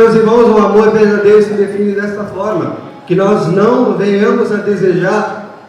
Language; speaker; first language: Portuguese; native; Portuguese